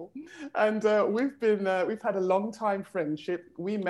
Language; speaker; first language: English; native; English